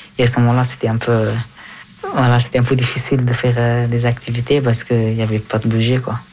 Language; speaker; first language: French; early bilingual, other home language; Persian